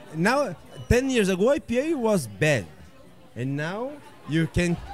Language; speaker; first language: English; non-native, fluent; Portuguese